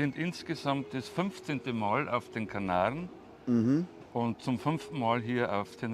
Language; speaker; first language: German; native; German